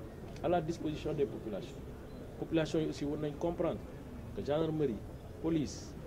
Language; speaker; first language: French; non-native, local second language; Wolof